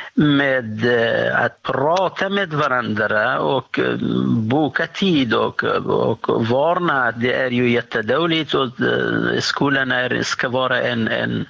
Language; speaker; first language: Swedish; non-native, fluent; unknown